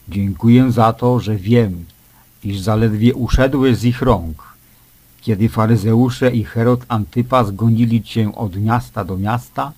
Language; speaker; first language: Polish; native; Polish